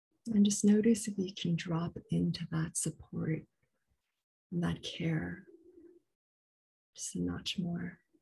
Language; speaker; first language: English; early bilingual, other home language; Korean